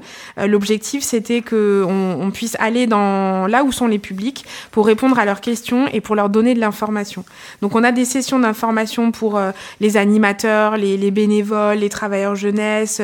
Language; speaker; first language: French; native; French